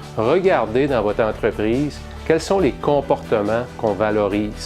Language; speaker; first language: French; native; French